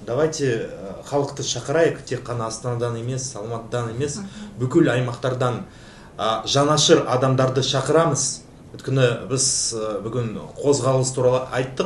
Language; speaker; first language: Kazakh; non-native, fluent; Russian